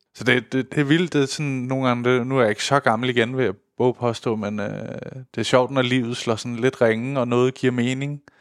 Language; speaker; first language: Danish; early bilingual, other home language; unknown